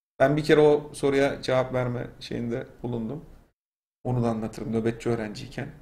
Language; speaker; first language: Turkish; native; Turkish